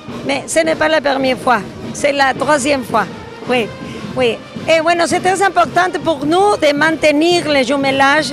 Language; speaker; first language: French; non-native, local second language; Basque